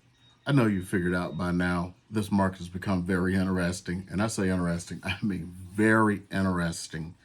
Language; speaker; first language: English; native; English